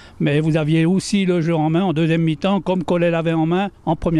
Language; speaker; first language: French; native; French